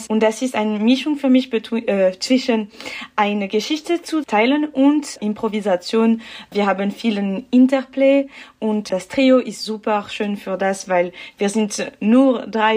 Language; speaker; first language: German; non-native, local second language; French